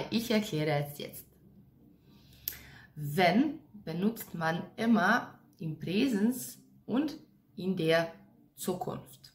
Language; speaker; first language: German; non-native, fluent; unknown